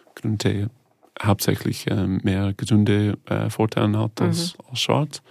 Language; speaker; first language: German; non-native, fluent; English